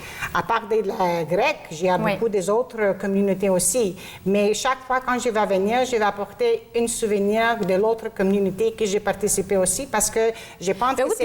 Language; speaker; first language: French; non-native, local second language; Greek